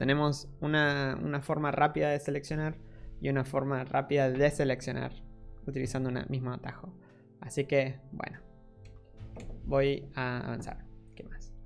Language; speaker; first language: Spanish; native; Spanish